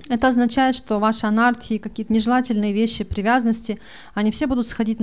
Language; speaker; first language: Russian; native; Russian